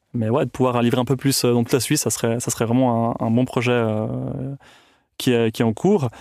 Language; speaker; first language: French; early bilingual, other home language; Italian